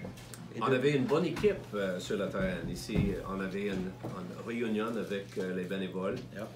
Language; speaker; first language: French; non-native, learner; English